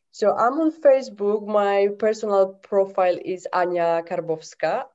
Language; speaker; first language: English; non-native, fluent; Polish